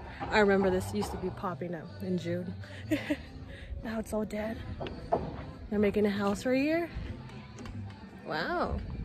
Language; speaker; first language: English; early bilingual, other home language; Spanish